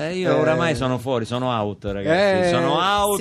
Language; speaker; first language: Italian; native; Italian